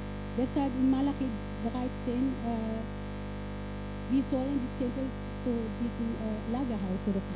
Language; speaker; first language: German; non-native, fluent; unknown